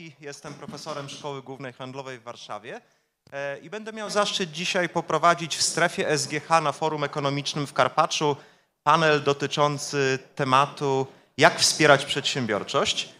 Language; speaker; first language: Polish; native; Polish